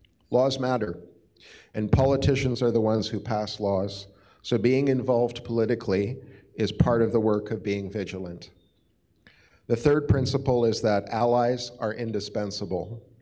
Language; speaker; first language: English; native; English